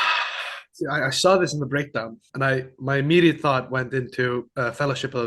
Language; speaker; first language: English; non-native, fluent; Icelandic